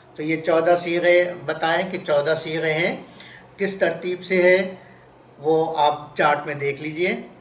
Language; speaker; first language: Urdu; native; Urdu